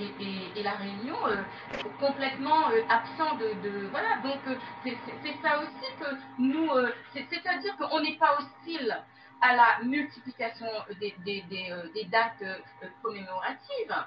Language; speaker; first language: French; native; French